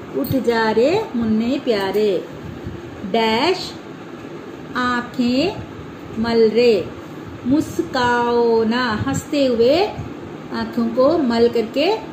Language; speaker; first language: Hindi; non-native, local second language; Telugu